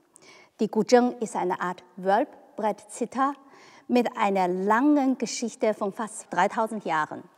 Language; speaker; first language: German; non-native, fluent; Chinese